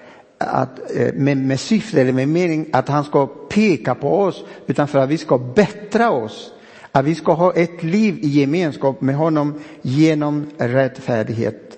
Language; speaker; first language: Swedish; non-native, fluent; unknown